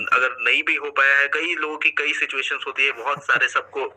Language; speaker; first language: Hindi; native; Hindi